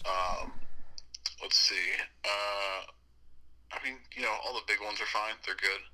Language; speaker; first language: English; native; English